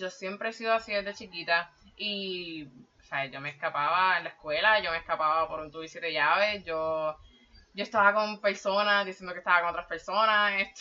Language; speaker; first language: Spanish; early bilingual, heritage; Spanish